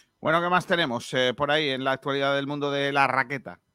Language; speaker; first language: Spanish; native; Spanish